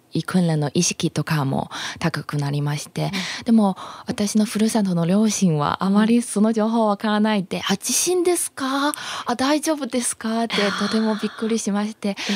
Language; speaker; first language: Japanese; non-native, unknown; Chinese